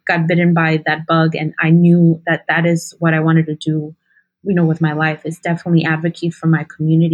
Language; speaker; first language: English; early bilingual, other home language; Spanish